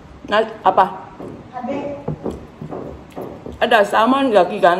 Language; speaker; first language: Indonesian; native; Indonesian